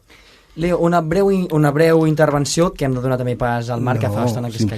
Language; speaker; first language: Catalan; native; Catalan